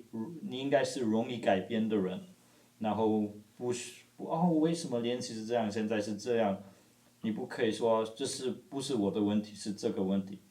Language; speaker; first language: Chinese; non-native, fluent; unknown